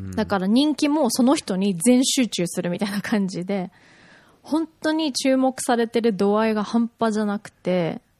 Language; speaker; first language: Japanese; early bilingual, heritage; Japanese